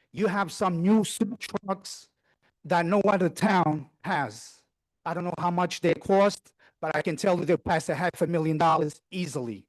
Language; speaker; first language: English; non-native, fluent; Portuguese